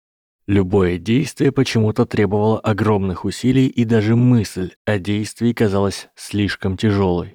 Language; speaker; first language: Russian; native; Russian